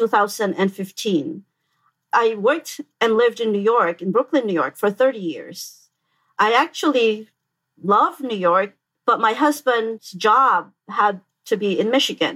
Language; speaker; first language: English; non-native, local second language; Filipino